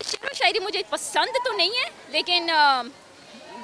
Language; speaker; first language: Hindi; early bilingual, heritage; Urdu